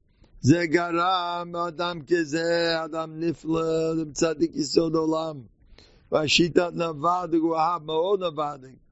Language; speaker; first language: Hebrew; non-native, fluent; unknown